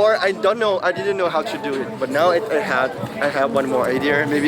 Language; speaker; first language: English; non-native, fluent; Thai